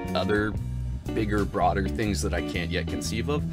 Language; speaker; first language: English; native; English